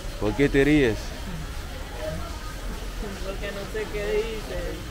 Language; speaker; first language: Spanish; non-native, learner; English